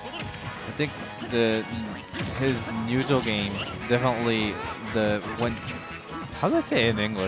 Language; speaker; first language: English; non-native, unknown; Japanese